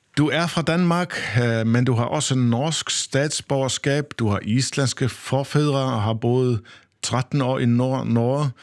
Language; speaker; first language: Danish; non-native, local second language; Faroese